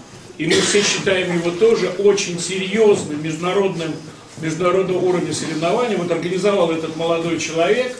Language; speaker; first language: Russian; native; Russian